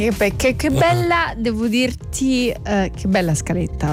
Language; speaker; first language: Italian; native; Italian